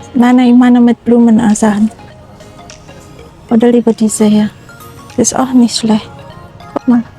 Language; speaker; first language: German; non-native, learner; Indonesian